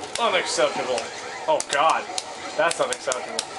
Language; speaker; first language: English; native; English